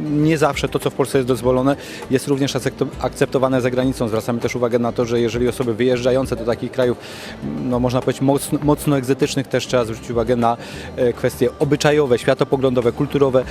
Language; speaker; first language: Polish; native; Polish